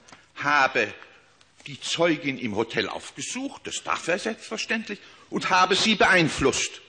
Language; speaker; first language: German; native; German